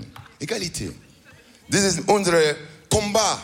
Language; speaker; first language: German; non-native, learner; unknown